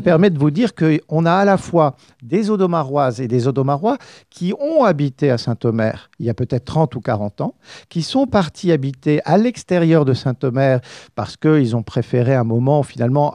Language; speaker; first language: French; native; French